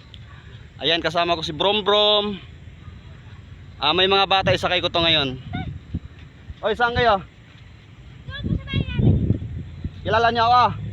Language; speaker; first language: Filipino; native; Filipino